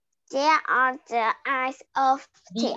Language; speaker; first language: English; non-native, learner; Vietnamese